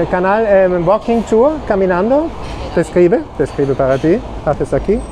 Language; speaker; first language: Spanish; non-native, learner; German